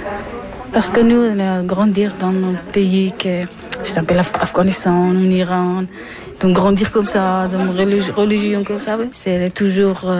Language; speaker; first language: French; non-native, learner; Persian